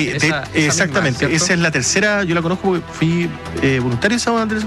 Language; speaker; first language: Spanish; native; Spanish